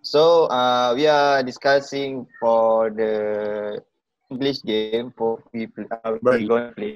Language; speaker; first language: English; non-native, local second language; Malay